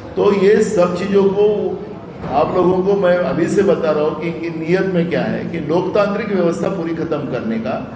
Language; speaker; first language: Hindi; non-native, local second language; Marathi